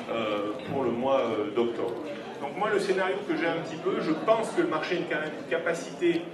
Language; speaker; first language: French; native; French